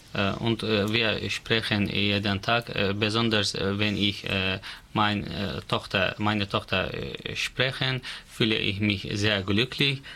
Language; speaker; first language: German; non-native, fluent; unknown